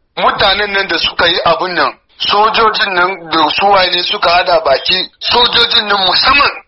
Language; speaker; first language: Hausa; non-native, local second language; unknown